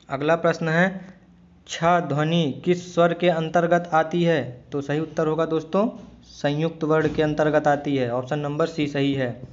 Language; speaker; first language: Hindi; native; Hindi